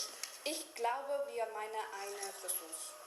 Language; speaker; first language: German; non-native, learner; Chinese